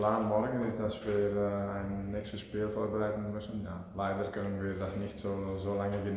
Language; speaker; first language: German; non-native, fluent; Dutch